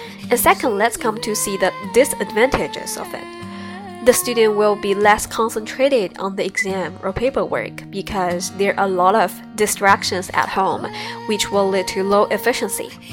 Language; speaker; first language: English; non-native, fluent; Chinese